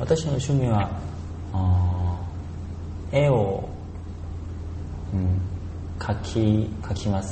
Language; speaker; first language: Japanese; non-native, learner; Korean